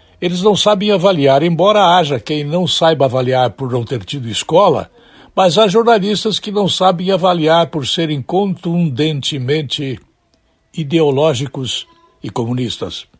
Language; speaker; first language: Portuguese; native; Portuguese